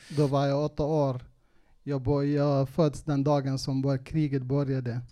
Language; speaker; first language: Swedish; non-native, local second language; Kurdish